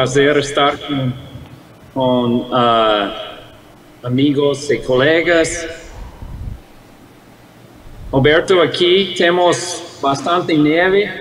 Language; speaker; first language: Portuguese; non-native, fluent; English